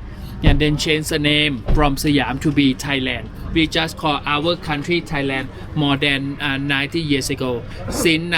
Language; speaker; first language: English; non-native, learner; Thai